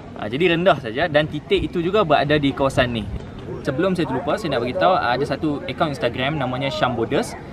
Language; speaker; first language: Malay; native; Malay